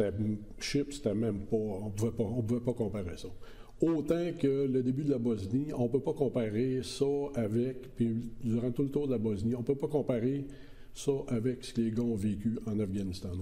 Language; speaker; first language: French; native; French